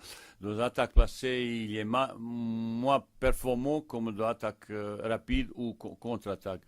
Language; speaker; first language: French; non-native, fluent; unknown